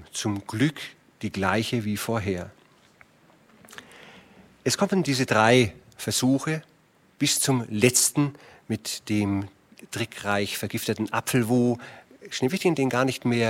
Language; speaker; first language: German; native; German